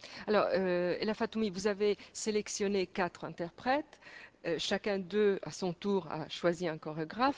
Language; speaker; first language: French; native; French